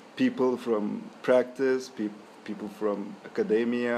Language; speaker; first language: English; non-native, fluent; Turkish